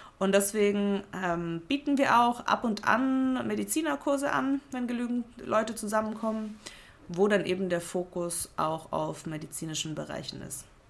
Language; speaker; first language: German; native; German